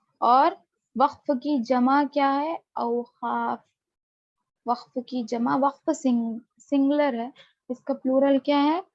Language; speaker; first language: Urdu; native; Urdu